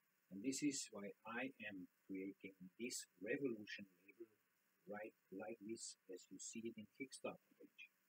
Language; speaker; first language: English; non-native, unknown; German